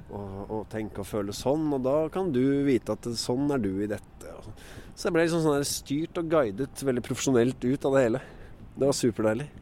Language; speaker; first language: Norwegian; native; Norwegian